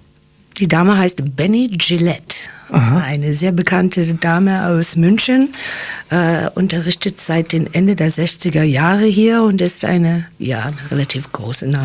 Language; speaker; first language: German; non-native, fluent; English